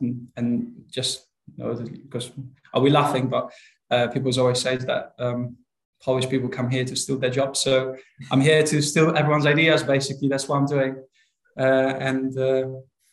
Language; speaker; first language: English; non-native, fluent; Polish